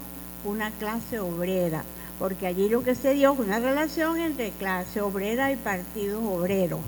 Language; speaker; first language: Spanish; native; Spanish